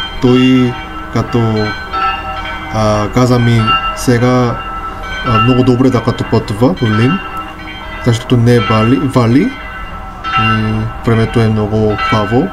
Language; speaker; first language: Bulgarian; non-native, learner; Korean